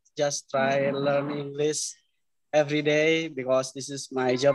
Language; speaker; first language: English; non-native, learner; Indonesian